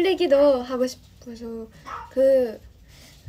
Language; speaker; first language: Korean; non-native, learner; Japanese